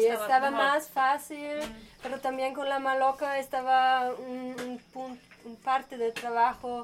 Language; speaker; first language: Spanish; non-native, learner; German